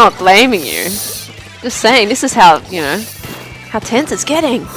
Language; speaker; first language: English; native; English